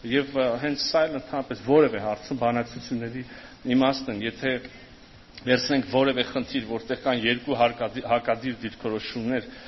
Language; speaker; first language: Armenian; native; Armenian